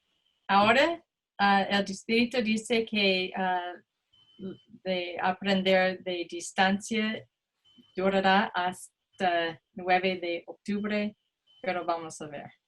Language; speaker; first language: Spanish; non-native, fluent; English